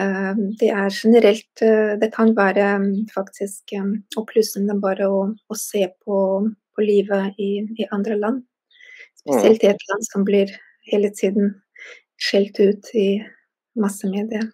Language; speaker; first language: Norwegian; non-native, fluent; Russian